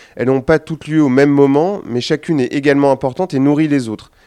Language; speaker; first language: French; native; French